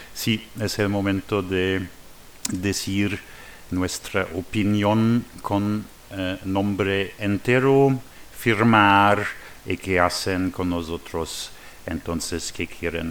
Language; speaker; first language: Spanish; non-native, learner; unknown